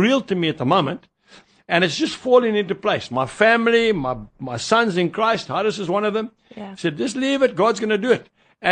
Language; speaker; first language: English; native; English